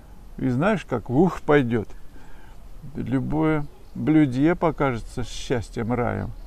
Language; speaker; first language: Russian; native; Russian